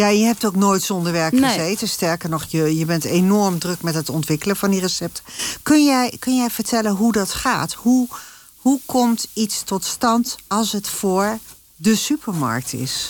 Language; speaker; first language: Dutch; native; Dutch